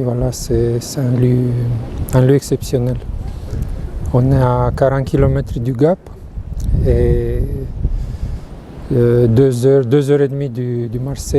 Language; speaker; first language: French; non-native, fluent; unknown